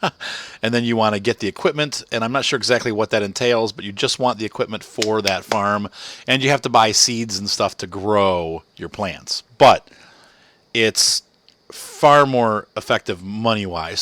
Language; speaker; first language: English; native; English